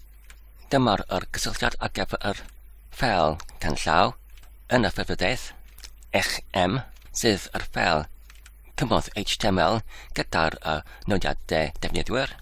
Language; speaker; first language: Welsh; non-native, fluent; English